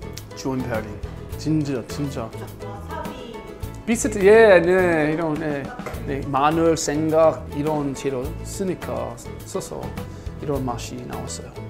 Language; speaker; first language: Korean; non-native, learner; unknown